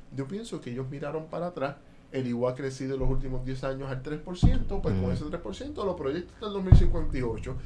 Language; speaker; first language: Spanish; native; Spanish